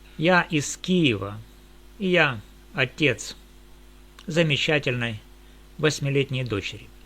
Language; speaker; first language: Russian; native; Russian